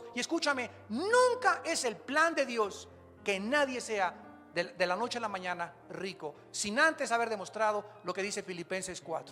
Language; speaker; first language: Spanish; native; Spanish